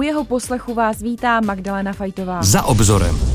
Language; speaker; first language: Czech; native; Czech